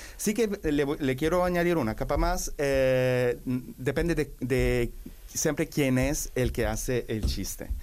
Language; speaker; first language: Spanish; non-native, fluent; Italian